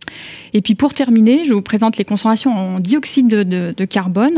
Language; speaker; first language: French; native; French